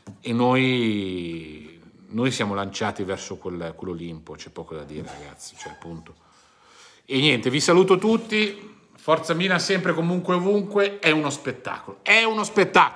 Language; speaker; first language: Italian; native; Italian